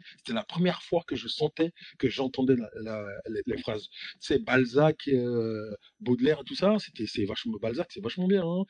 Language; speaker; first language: French; native; French